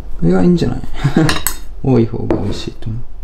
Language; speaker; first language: Japanese; native; Japanese